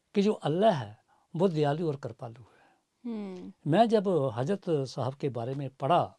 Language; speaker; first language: Hindi; native; Hindi